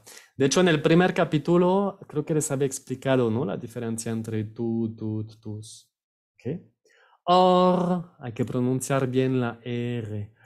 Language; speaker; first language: Spanish; non-native, fluent; French